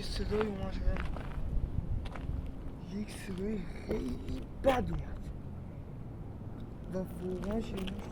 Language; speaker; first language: Persian; native; Persian